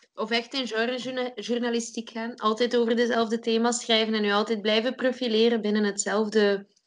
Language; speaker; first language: Dutch; native; Dutch